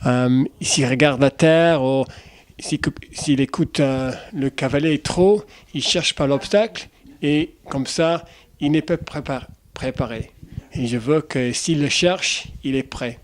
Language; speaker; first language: French; non-native, fluent; English